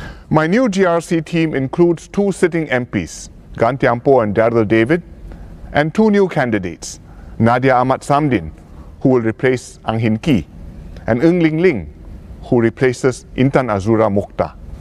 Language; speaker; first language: English; non-native, local second language; Chinese